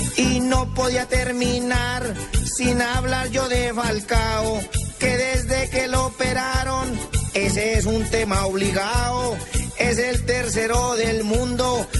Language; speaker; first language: Spanish; native; Spanish